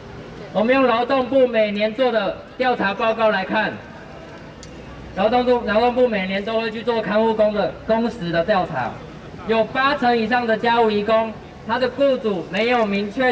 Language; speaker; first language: Chinese; native; Chinese